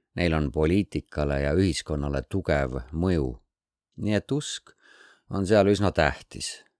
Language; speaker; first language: Estonian; non-native, fluent; Korean